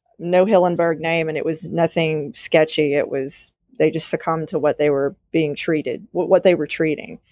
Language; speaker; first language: English; native; English